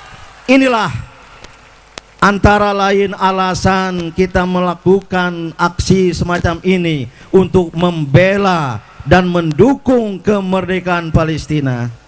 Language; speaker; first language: Indonesian; native; Indonesian